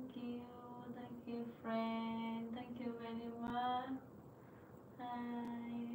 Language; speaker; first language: English; non-native, learner; Vietnamese